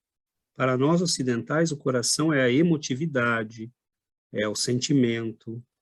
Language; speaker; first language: Portuguese; native; Portuguese